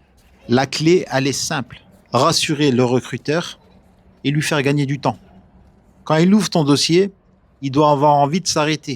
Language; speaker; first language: French; native; French